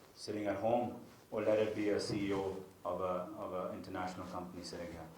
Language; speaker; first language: English; non-native, local second language; Urdu